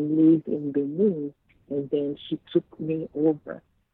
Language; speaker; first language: English; non-native, fluent; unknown